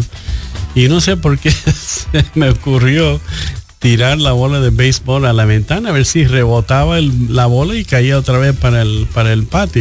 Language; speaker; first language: Spanish; early bilingual, heritage; Spanish